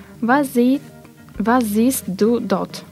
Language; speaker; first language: German; non-native, learner; Russian